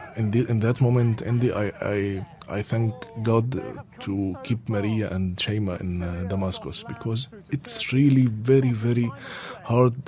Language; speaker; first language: English; non-native, learner; Arabic